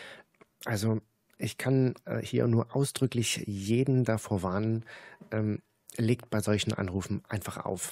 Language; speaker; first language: German; native; German